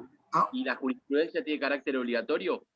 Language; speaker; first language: Spanish; native; Spanish